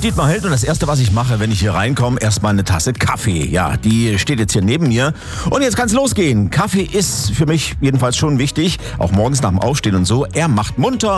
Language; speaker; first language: German; native; German